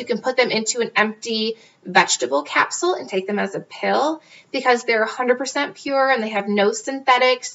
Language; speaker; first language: English; native; English